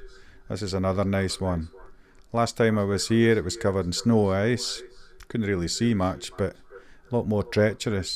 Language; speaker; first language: English; native; English